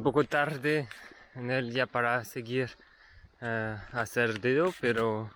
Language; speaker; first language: Spanish; non-native, learner; French